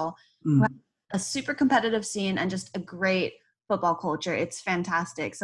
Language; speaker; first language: English; native; English